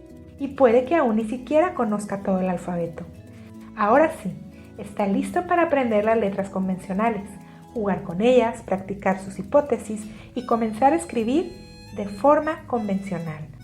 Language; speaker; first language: Spanish; native; Spanish